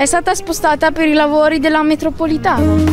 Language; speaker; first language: Italian; native; Italian